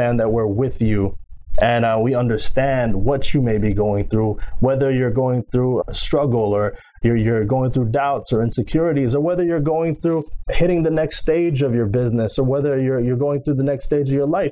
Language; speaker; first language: English; non-native, local second language; Filipino